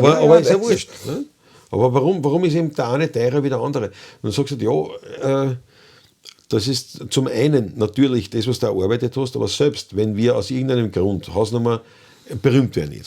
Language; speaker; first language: German; native; German